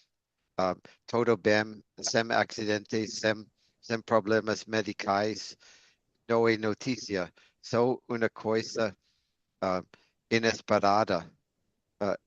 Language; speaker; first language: Portuguese; non-native, learner; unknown